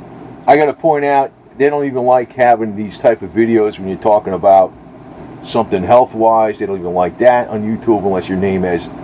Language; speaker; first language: English; native; English